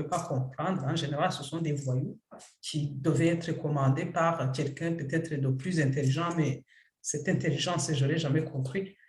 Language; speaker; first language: French; non-native, local second language; Kinyarwanda